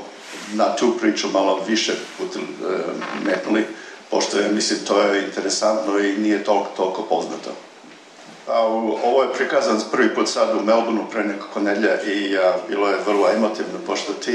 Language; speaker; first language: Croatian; early bilingual, heritage; Serbian